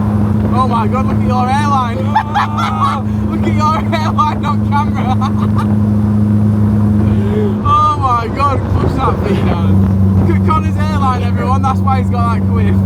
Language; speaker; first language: English; native; English